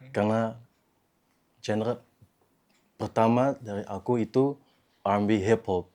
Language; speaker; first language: Indonesian; early bilingual, heritage; Dutch